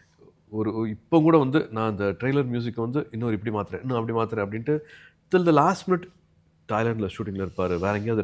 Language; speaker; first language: Tamil; native; Tamil